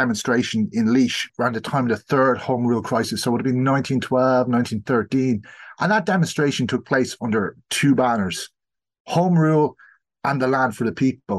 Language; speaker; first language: English; native; English